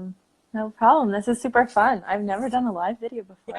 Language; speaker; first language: English; native; English